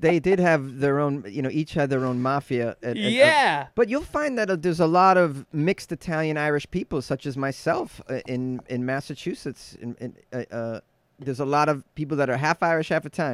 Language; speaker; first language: English; native; English